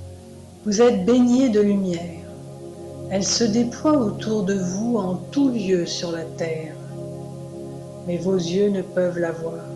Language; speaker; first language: French; native; French